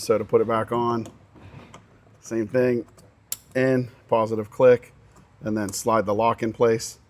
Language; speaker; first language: English; native; English